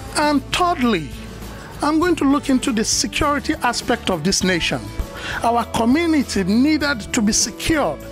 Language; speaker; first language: English; non-native, local second language; Yoruba